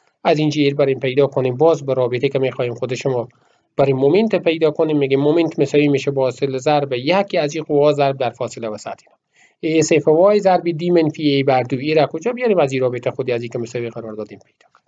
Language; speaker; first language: Persian; native; Persian